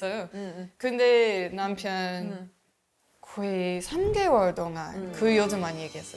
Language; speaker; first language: Korean; non-native, learner; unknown